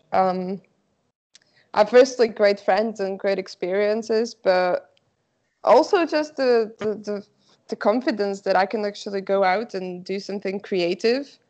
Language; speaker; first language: English; non-native, fluent; Slovak